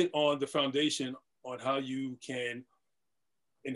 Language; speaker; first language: English; native; English